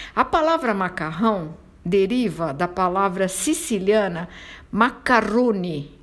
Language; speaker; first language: Portuguese; non-native, fluent; Italian